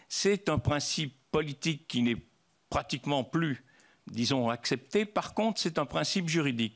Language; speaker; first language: French; native; French